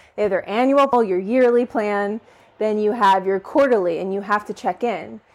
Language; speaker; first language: English; native; English